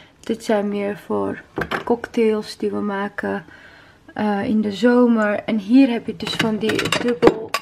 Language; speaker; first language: Dutch; non-native, fluent; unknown